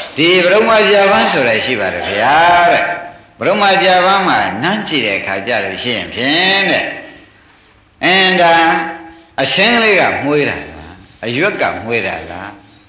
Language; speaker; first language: Burmese; native; Burmese